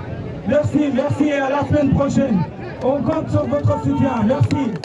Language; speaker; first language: French; non-native, fluent; Persian